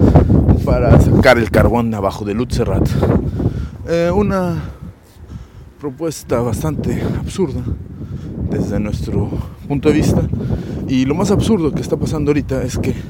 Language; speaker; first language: Spanish; native; Spanish